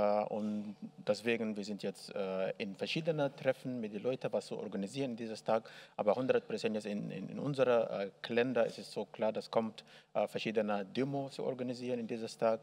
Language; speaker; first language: German; non-native, learner; Arabic